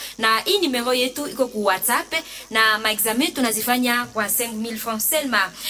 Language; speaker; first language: Swahili; native; Swahili